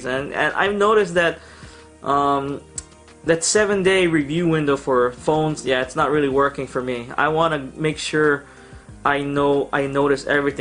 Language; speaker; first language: English; native; English